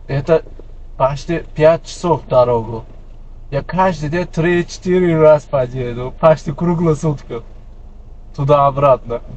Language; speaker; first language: Russian; non-native, learner; Uzbek